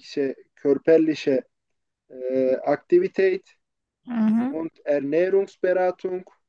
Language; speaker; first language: German; non-native, fluent; Turkish